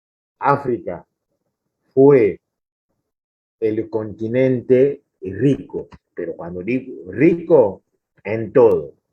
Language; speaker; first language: Spanish; non-native, fluent; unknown